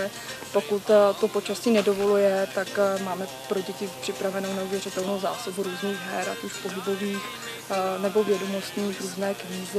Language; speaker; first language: Czech; native; Czech